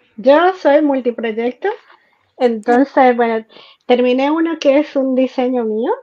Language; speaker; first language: Spanish; native; Spanish